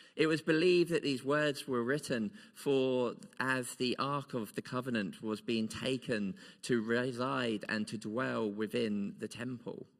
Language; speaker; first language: English; native; English